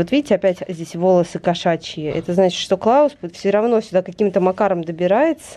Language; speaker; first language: Russian; native; Russian